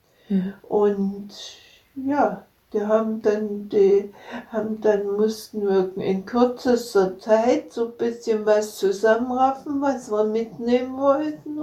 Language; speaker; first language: German; native; German